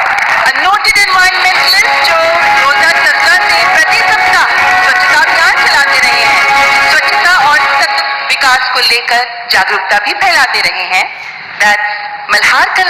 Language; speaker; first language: Hindi; native; Hindi